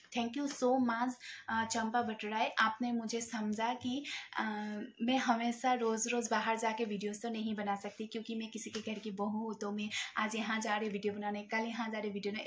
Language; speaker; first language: Hindi; non-native, local second language; Nepali